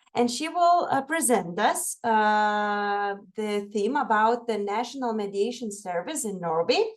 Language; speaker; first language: English; non-native, fluent; Lithuanian